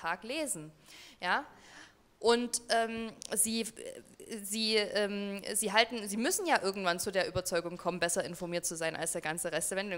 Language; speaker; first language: German; native; German